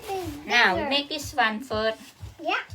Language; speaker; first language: English; non-native, learner; Thai